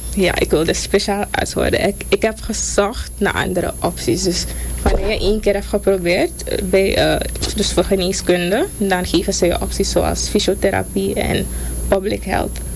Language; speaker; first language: Dutch; native; Dutch